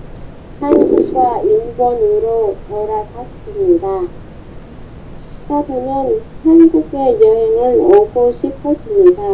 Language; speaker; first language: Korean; non-native, learner; Vietnamese